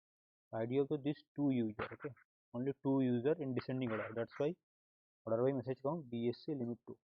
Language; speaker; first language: English; non-native, local second language; Hindi